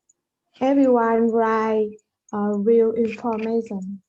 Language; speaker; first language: English; non-native, learner; Vietnamese